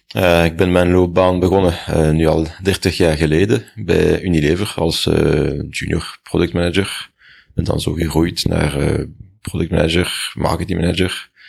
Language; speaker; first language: Dutch; non-native, local second language; French